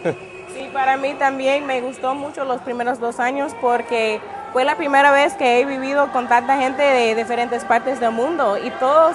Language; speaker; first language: Spanish; non-native, fluent; English